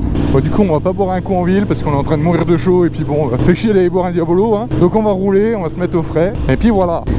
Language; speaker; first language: French; native; French